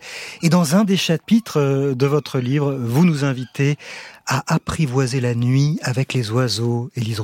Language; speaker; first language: French; native; French